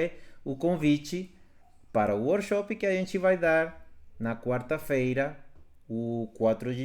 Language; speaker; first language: Portuguese; non-native, fluent; Spanish